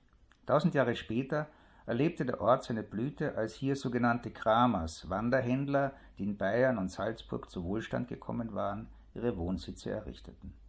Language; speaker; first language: German; native; German